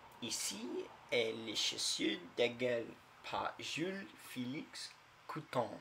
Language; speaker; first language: French; non-native, learner; English